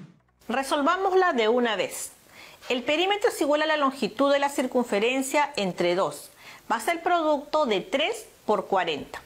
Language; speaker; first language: Spanish; native; Spanish